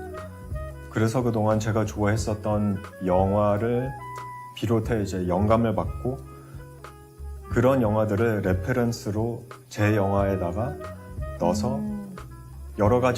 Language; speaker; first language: Korean; early bilingual, heritage; Korean